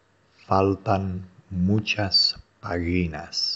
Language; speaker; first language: Spanish; non-native, fluent; Dutch